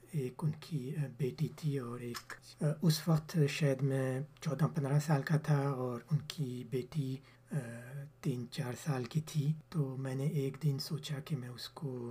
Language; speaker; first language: Urdu; early bilingual, heritage; Urdu